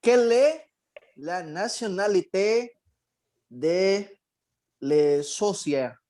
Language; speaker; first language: French; non-native, learner; Spanish